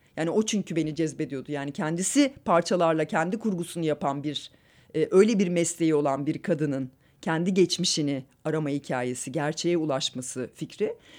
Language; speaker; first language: Turkish; native; Turkish